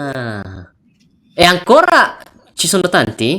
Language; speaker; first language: Italian; non-native, learner; Indonesian